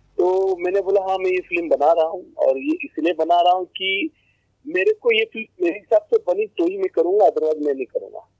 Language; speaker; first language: Hindi; non-native, local second language; Tamil